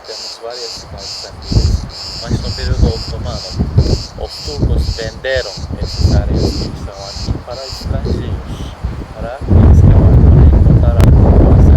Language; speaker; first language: Portuguese; non-native, fluent; Turkish